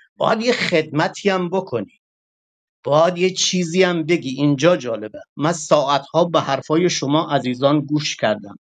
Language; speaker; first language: Persian; non-native, local second language; Kurdish